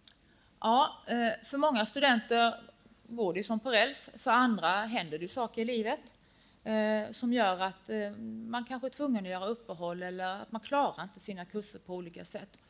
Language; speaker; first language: Swedish; native; Swedish